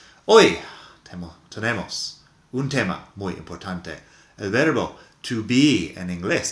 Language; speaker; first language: Spanish; non-native, fluent; English